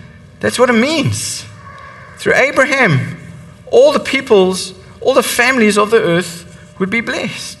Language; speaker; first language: English; native; English